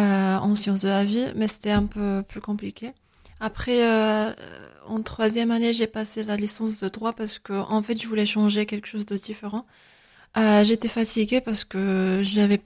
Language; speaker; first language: French; non-native, fluent; Spanish